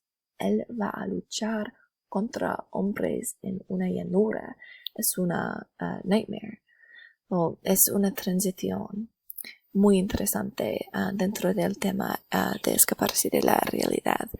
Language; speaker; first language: Spanish; non-native, learner; English